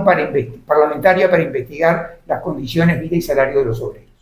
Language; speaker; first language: Spanish; native; Spanish